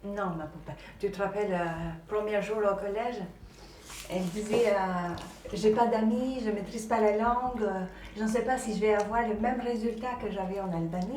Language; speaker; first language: French; early bilingual, other home language; Albanian